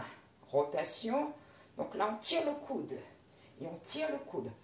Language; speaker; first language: French; native; French